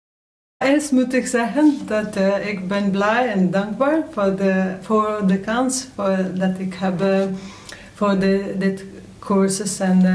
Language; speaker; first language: Dutch; non-native, learner; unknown